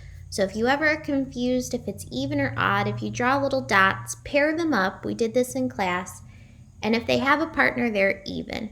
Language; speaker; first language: English; native; English